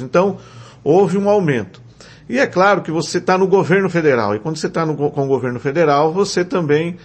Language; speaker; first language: Portuguese; native; Portuguese